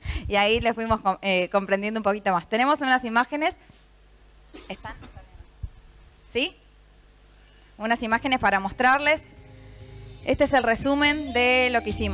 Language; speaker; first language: Spanish; native; Spanish